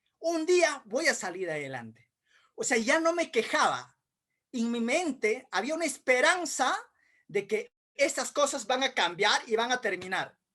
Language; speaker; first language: Spanish; non-native, local second language; Quechua